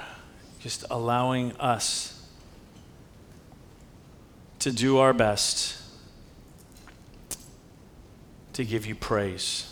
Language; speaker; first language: English; native; English